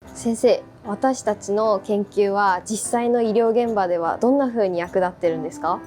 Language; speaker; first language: Japanese; native; Japanese